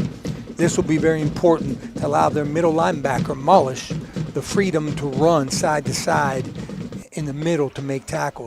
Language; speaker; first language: English; native; English